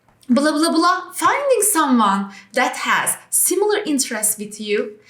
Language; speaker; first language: English; non-native, fluent; Turkish